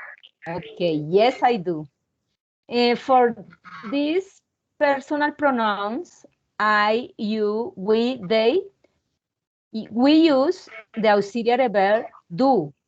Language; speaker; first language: English; non-native, learner; Spanish